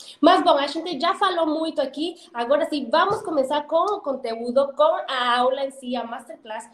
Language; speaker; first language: Portuguese; non-native, fluent; Spanish